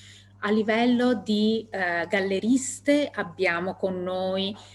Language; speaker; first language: Italian; native; Italian